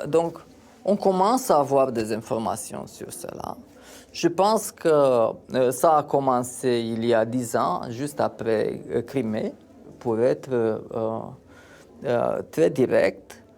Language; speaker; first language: French; non-native, fluent; Romanian